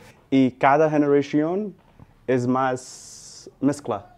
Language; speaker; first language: Spanish; non-native, learner; English